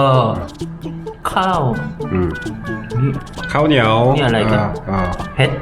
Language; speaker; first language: Thai; non-native, fluent; Korean